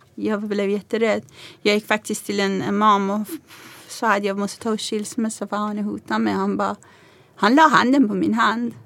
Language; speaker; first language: Swedish; non-native, fluent; Persian